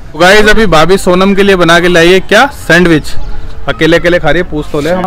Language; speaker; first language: Hindi; native; Hindi